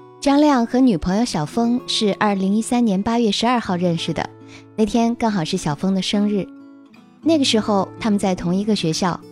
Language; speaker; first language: Chinese; native; Chinese